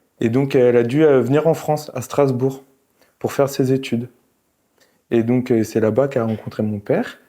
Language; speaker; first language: French; native; French